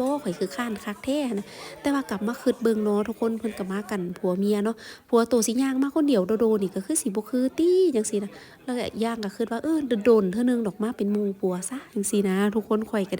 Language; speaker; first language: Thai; non-native, local second language; Northeastern Thai